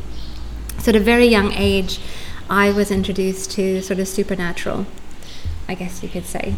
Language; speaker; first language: English; native; English